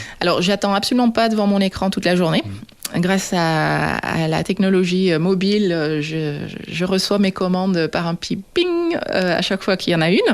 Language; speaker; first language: French; non-native, fluent; Dutch